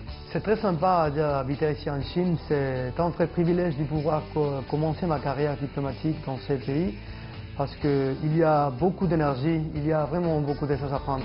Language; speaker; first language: French; non-native, fluent; Spanish